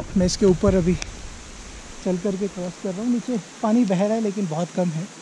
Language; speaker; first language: Hindi; native; Hindi